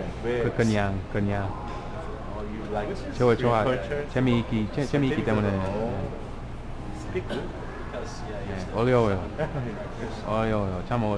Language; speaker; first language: Korean; non-native, learner; English